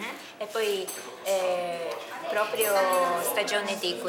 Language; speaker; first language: Italian; non-native, fluent; Japanese